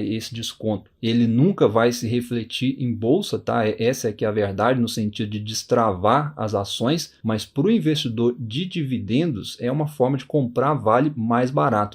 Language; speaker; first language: Portuguese; native; Portuguese